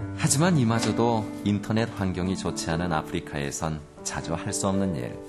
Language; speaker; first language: Korean; native; Korean